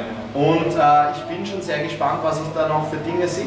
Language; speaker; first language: German; native; German